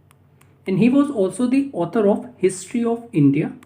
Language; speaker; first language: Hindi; native; Hindi